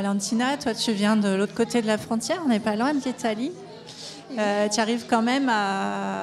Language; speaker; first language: French; native; French